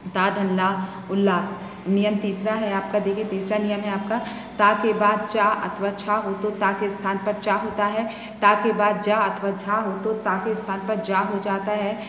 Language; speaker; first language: Hindi; native; Hindi